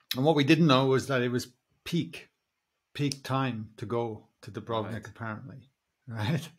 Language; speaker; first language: English; native; English